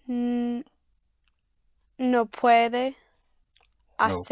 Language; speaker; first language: Spanish; non-native, learner; English